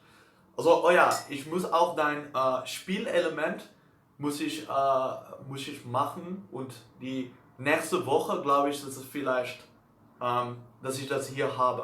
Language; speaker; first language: German; non-native, learner; Dutch